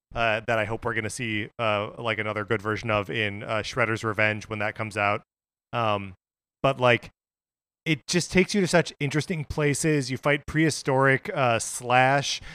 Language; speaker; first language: English; native; English